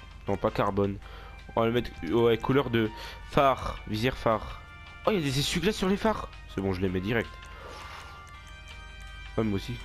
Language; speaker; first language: French; native; French